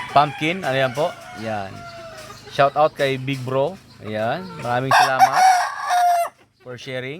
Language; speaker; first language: Filipino; non-native, local second language; Bikol